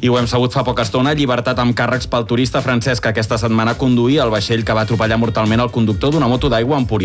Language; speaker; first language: Catalan; native; Catalan